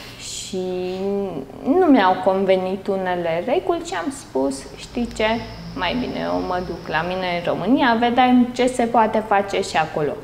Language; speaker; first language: Romanian; native; Romanian